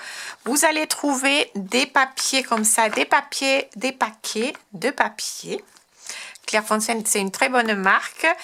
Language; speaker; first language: French; non-native, fluent; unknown